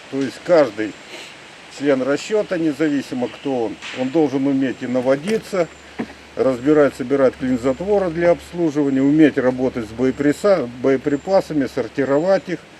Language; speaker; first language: Russian; native; Russian